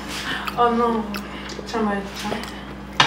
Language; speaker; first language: French; native; French